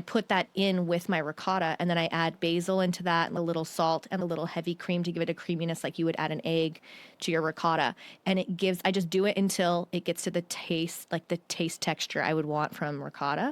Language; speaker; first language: English; native; English